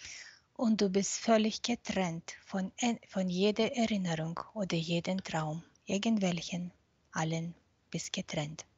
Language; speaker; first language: German; non-native, fluent; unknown